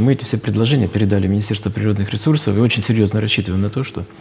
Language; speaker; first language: Russian; native; Russian